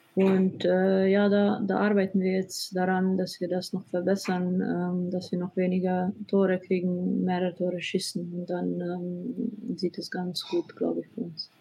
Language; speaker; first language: German; non-native, fluent; Slovenian